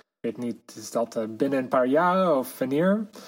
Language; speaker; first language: Dutch; non-native, fluent; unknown